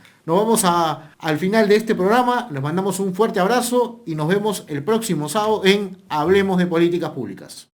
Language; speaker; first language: Spanish; native; Spanish